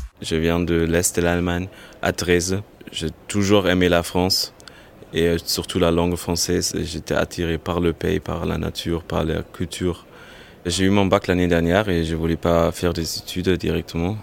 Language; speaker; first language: French; non-native, fluent; German